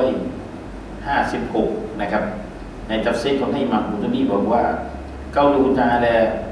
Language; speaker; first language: Thai; native; Thai